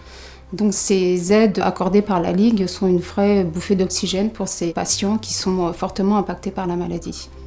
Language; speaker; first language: French; native; French